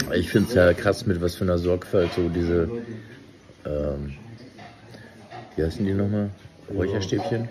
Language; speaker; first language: German; native; German